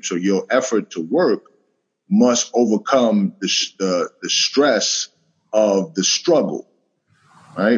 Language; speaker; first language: English; native; English